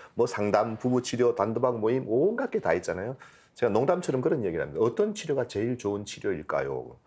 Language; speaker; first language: Korean; native; Korean